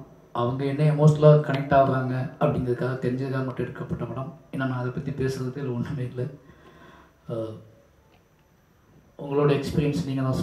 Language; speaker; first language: Tamil; native; Tamil